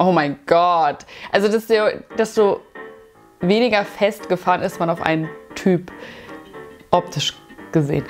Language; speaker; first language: German; native; German